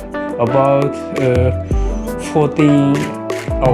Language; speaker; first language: English; non-native, learner; Japanese